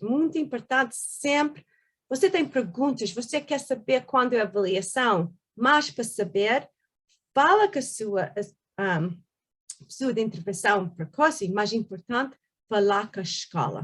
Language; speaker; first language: Portuguese; early bilingual, heritage; Portuguese